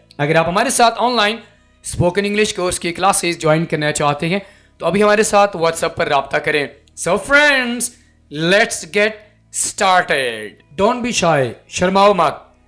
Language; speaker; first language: Urdu; native; Urdu